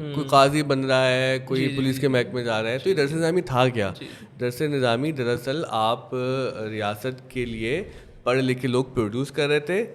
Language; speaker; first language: Urdu; native; Urdu